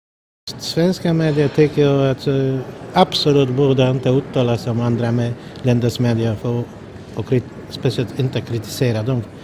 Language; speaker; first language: Swedish; non-native, fluent; Polish